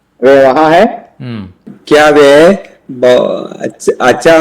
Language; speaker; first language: Hindi; non-native, learner; Telugu